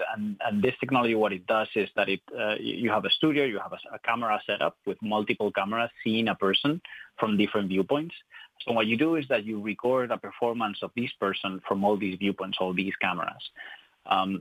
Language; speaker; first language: English; non-native, fluent; Spanish